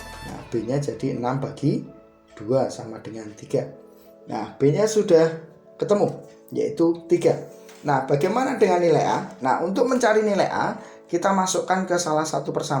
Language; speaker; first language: Indonesian; native; Indonesian